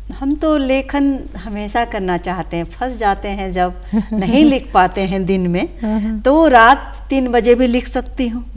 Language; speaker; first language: Hindi; non-native, local second language; Maithili